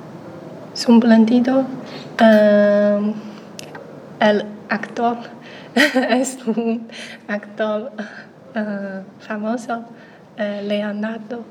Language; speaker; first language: Spanish; non-native, learner; Chinese